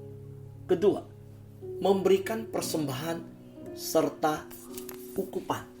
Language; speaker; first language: Indonesian; native; Indonesian